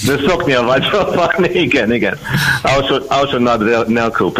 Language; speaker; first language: Hungarian; non-native, learner; English